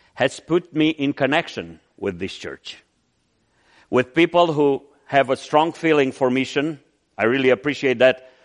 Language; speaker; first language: English; non-native, fluent; Romanian